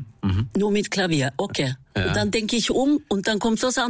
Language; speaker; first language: German; non-native, fluent; Norwegian